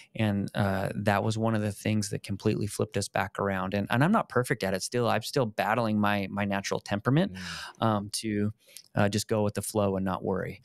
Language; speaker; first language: English; native; English